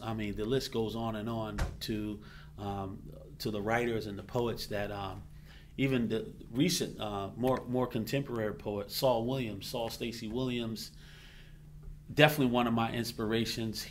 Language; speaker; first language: English; native; English